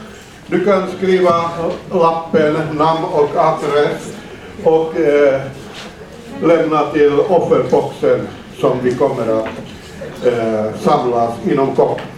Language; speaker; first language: Swedish; non-native, fluent; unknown